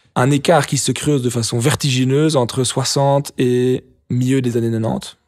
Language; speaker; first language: French; native; French